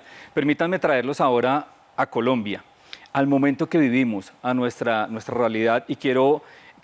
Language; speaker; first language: Spanish; native; Spanish